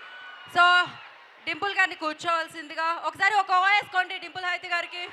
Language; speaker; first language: Telugu; native; Telugu